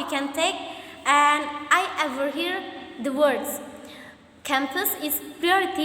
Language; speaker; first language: English; non-native, learner; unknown